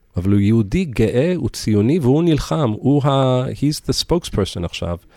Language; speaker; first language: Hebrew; early bilingual, heritage; English